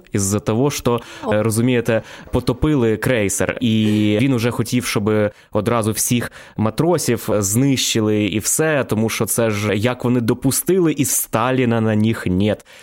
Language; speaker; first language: Ukrainian; native; Ukrainian